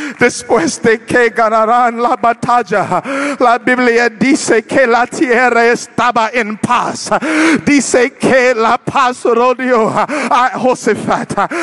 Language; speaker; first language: Spanish; non-native, learner; English